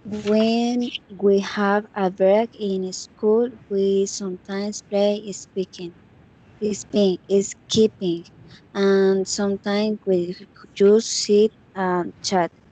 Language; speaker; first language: English; non-native, learner; Spanish